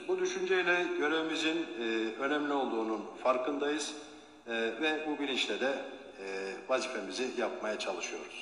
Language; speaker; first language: Turkish; native; Turkish